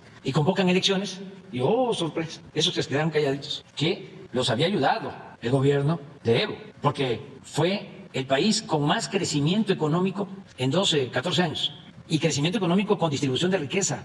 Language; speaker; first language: Spanish; native; Spanish